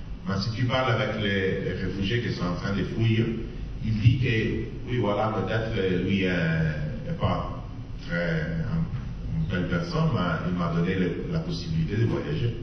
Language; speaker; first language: French; non-native, fluent; Italian